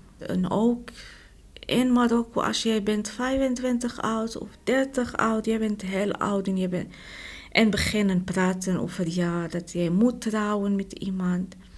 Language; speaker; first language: Dutch; non-native, learner; Arabic